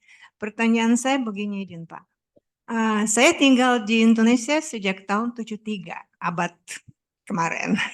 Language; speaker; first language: Indonesian; non-native, fluent; Russian